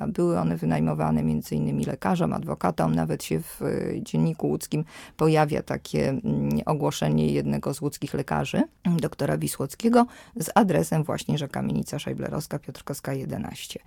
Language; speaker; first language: Polish; native; Polish